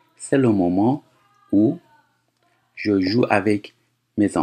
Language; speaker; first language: French; non-native, fluent; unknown